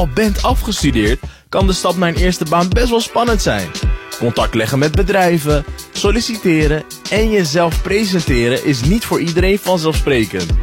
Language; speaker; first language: Dutch; native; Dutch